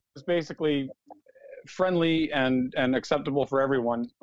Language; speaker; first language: English; early bilingual, other home language; Ukrainian